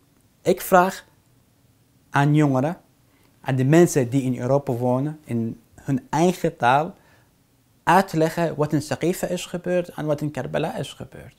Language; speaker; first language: Dutch; non-native, fluent; Arabic